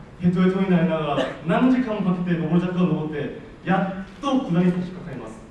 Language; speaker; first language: Japanese; non-native, fluent; Korean